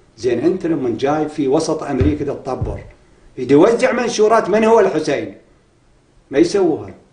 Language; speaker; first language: Arabic; native; Arabic